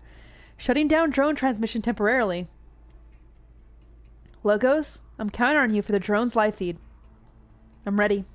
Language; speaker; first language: English; native; English